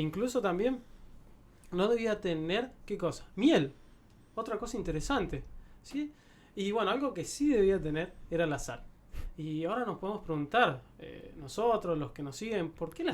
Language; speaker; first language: Spanish; native; Spanish